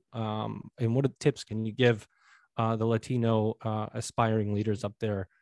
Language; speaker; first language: English; native; English